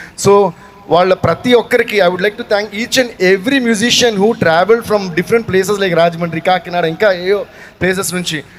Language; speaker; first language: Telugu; native; Telugu